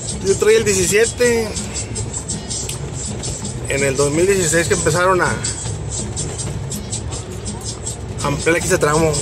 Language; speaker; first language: Spanish; native; Spanish